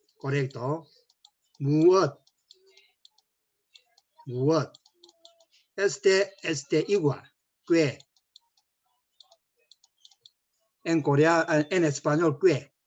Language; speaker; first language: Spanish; non-native, learner; Korean